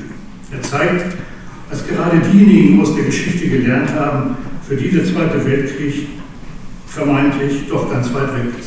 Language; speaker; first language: German; native; German